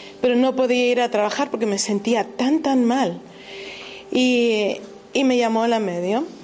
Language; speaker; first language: Spanish; early bilingual, heritage; Spanish